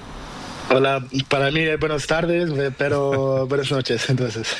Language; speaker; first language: Spanish; non-native, learner; Portuguese